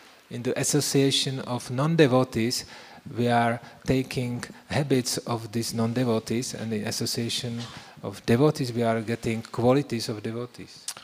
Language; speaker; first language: English; non-native, fluent; Czech